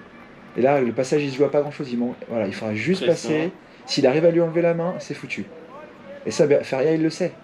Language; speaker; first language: French; native; French